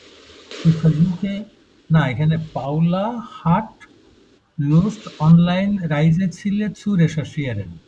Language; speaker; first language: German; non-native, fluent; Bangla